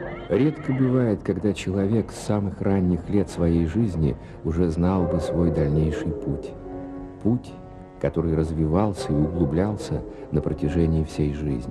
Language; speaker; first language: Russian; native; Russian